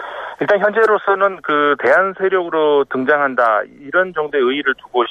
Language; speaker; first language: Korean; native; Korean